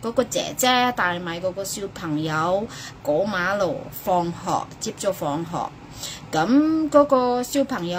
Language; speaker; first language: Cantonese; non-native, fluent; Indonesian